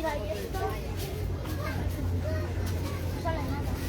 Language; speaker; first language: Spanish; early bilingual, other home language; Filipino